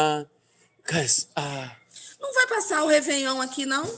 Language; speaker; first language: Portuguese; native; Portuguese